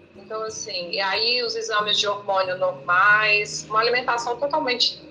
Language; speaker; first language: Portuguese; native; Portuguese